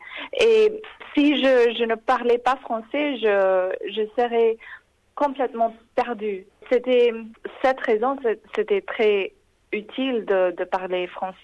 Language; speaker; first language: French; non-native, fluent; English